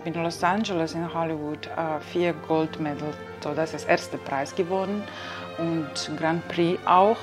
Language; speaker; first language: German; non-native, fluent; Kazakh